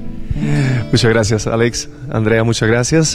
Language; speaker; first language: Spanish; non-native, fluent; Polish